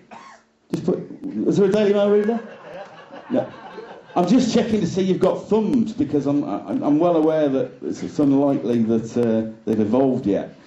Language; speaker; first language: English; native; English